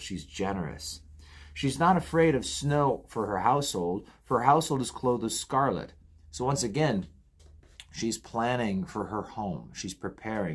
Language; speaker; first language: English; native; English